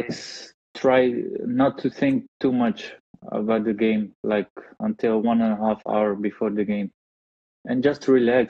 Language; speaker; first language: English; non-native, fluent; Dutch